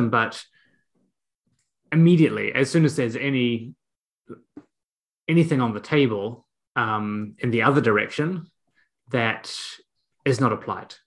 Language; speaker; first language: English; native; English